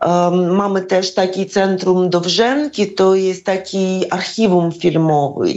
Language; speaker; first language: Polish; non-native, fluent; Ukrainian